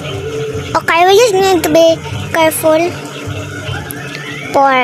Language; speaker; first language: English; non-native, local second language; Cebuano